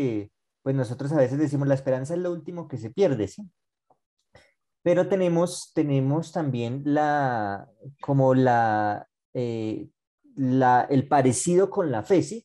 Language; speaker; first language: Spanish; native; Spanish